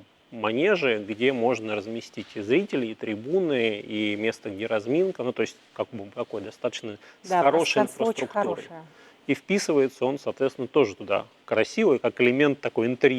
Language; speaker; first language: Russian; native; Russian